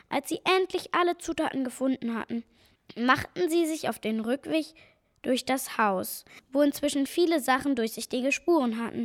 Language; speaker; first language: German; native; German